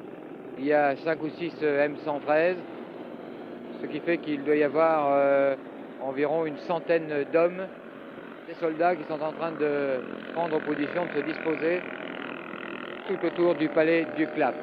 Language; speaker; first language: French; native; French